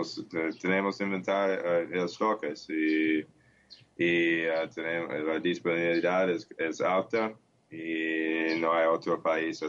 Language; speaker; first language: Portuguese; non-native, learner; English